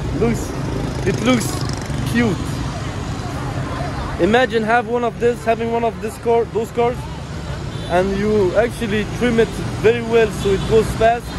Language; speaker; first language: English; non-native, fluent; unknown